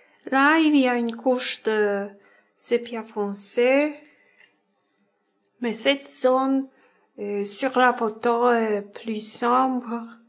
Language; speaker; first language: French; non-native, fluent; Polish